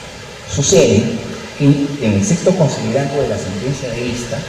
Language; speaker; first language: Spanish; native; Spanish